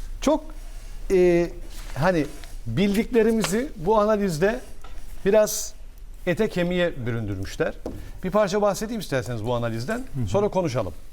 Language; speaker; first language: Turkish; native; Turkish